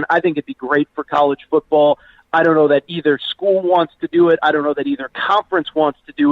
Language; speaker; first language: English; native; English